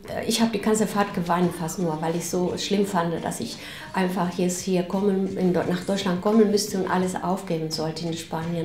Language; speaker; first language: German; non-native, fluent; Spanish